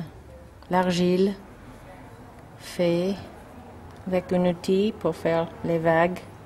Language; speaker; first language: French; non-native, learner; English